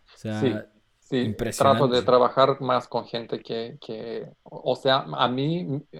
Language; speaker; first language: Spanish; non-native, fluent; Macedonian